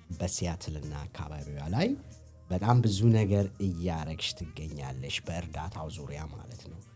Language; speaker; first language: Amharic; native; Amharic